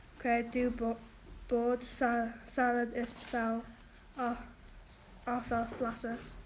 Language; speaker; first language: Welsh; non-native, learner; English